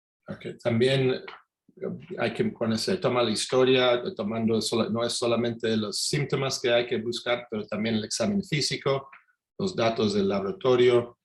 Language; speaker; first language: Spanish; non-native, fluent; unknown